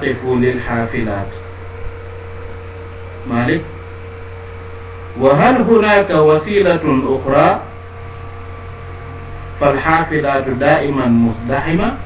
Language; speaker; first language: Arabic; non-native, fluent; Wolof